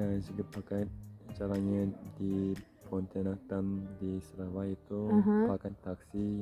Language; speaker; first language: Indonesian; non-native, learner; Turkish